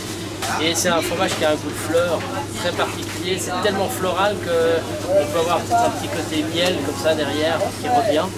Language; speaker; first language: French; native; French